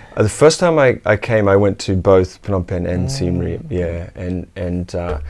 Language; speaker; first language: English; native; English